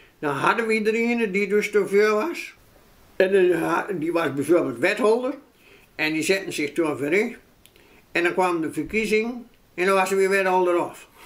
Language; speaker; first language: Dutch; native; Dutch